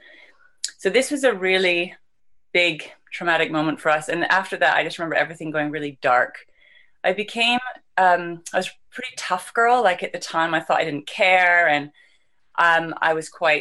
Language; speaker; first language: English; native; English